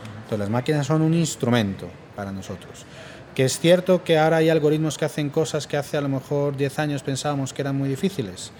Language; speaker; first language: Spanish; native; Spanish